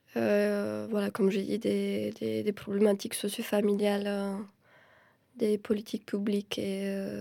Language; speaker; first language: French; non-native, fluent; Romanian